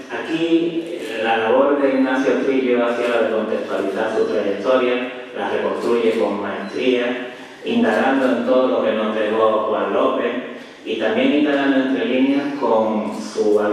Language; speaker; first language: Spanish; native; Spanish